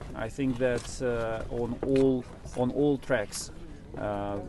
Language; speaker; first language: English; non-native, fluent; Ukrainian